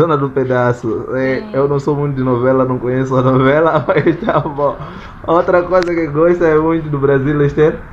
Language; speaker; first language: Portuguese; non-native, local second language; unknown